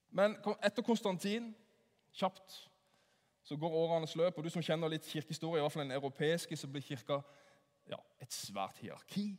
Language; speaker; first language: Norwegian; native; Norwegian